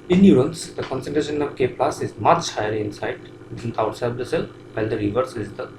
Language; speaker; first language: English; non-native, local second language; Bangla